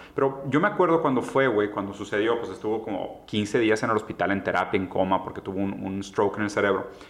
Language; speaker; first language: Spanish; early bilingual, other home language; Portuguese